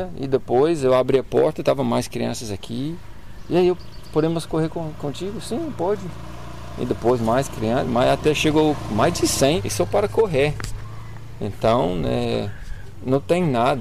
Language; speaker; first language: Portuguese; non-native, learner; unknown